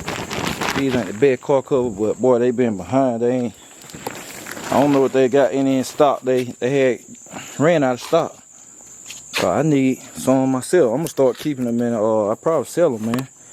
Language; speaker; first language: English; native; English